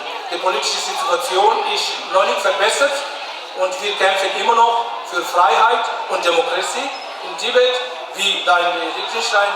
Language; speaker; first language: German; non-native, fluent; Tibetan